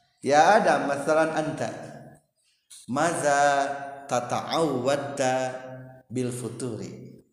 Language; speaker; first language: Arabic; non-native, fluent; Indonesian